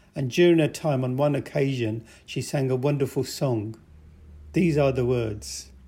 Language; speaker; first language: English; native; English